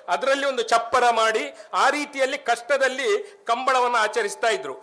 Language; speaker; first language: Kannada; non-native, local second language; Tulu